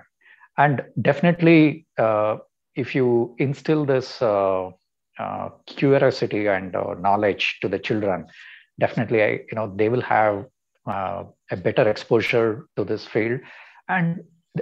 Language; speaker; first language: English; non-native, local second language; Kannada